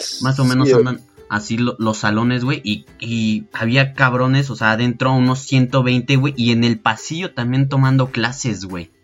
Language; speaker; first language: Spanish; native; Spanish